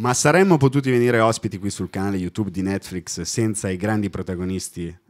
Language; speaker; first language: Italian; native; Italian